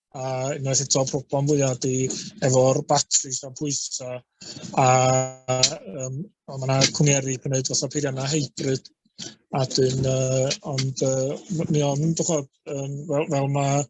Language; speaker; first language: Welsh; native; Welsh